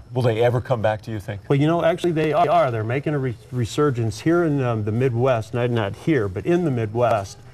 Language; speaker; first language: English; native; English